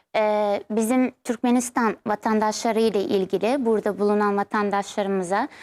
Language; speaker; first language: Turkish; non-native, fluent; Turkmen